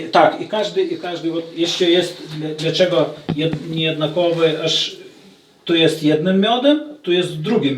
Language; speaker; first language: Polish; non-native, learner; Lithuanian